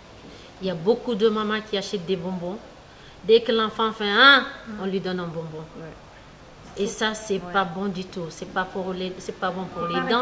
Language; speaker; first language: French; native; French